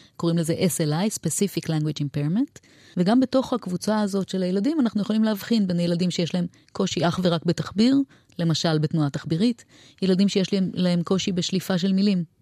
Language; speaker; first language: Hebrew; native; Hebrew